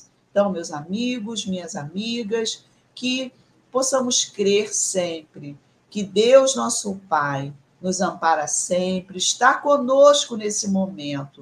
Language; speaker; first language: Portuguese; native; Portuguese